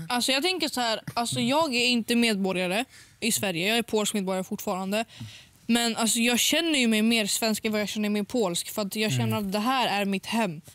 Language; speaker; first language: Swedish; early bilingual, other home language; Polish